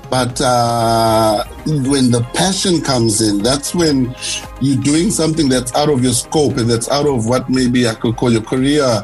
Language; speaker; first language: English; non-native, local second language; Zulu